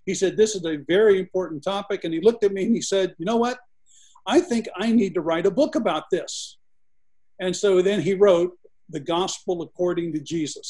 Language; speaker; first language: English; native; English